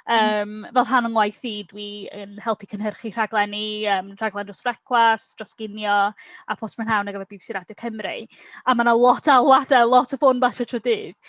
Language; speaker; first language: Welsh; native; Welsh